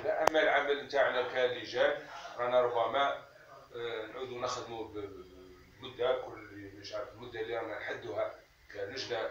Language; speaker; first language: Arabic; native; Arabic